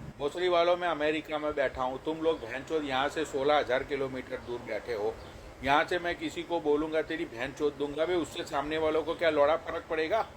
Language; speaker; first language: Hindi; native; Hindi